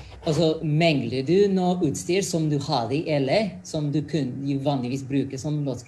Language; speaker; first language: Norwegian; non-native, fluent; English